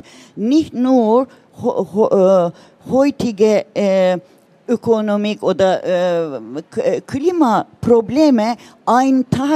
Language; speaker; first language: German; non-native, learner; Turkish